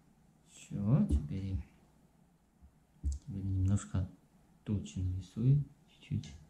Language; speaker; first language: Russian; non-native, learner; Chinese